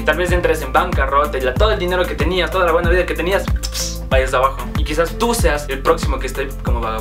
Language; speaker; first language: Spanish; native; Spanish